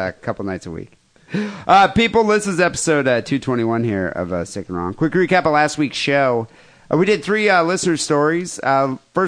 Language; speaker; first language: English; native; English